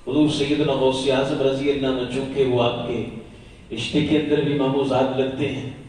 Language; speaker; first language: Urdu; non-native, local second language; Punjabi